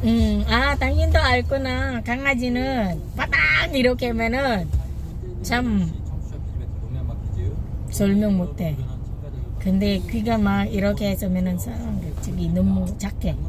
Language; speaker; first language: Korean; non-native, local second language; Filipino